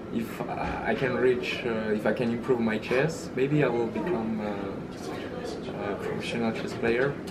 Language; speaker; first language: English; early bilingual, other home language; Malagasy